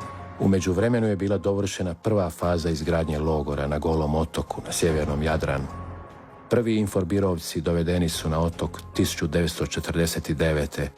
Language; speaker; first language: Croatian; native; Croatian